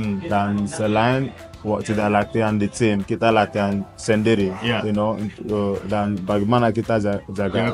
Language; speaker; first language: Indonesian; non-native, fluent; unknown